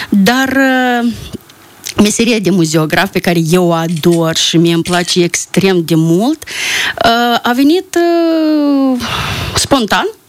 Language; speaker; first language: Romanian; native; Romanian